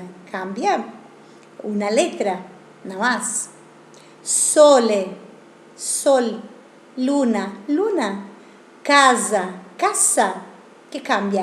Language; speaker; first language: Spanish; non-native, fluent; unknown